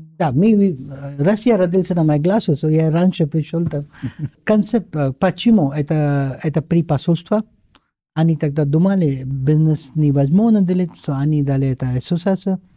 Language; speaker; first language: Russian; non-native, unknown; Hindi